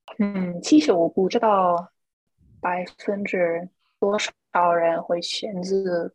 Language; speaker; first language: Chinese; non-native, fluent; English